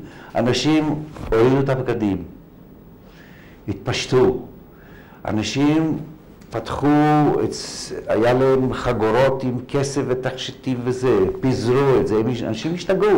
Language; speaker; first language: Hebrew; non-native, fluent; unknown